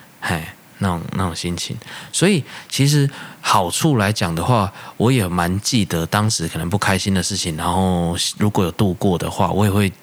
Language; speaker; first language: Chinese; native; Chinese